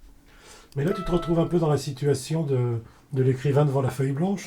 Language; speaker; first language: French; native; French